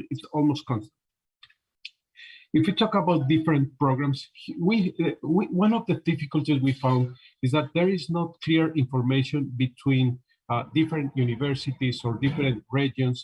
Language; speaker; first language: English; non-native, fluent; Spanish